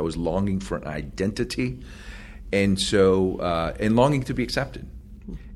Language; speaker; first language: English; early bilingual, other home language; Spanish